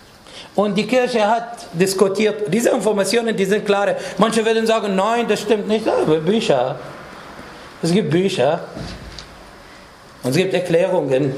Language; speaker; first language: German; non-native, fluent; Arabic